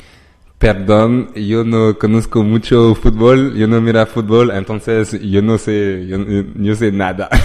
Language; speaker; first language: Spanish; non-native, learner; French